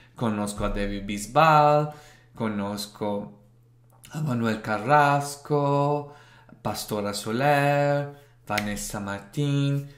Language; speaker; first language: Spanish; non-native, fluent; Italian